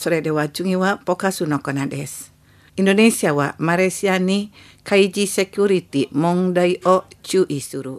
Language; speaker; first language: Japanese; non-native, fluent; Indonesian